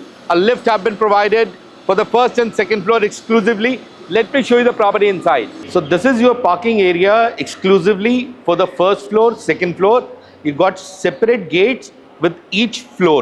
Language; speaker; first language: English; non-native, local second language; Hindi